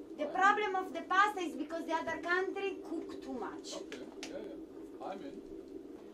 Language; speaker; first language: English; non-native, learner; Italian